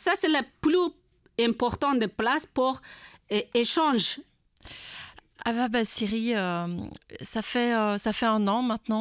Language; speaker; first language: French; non-native, learner; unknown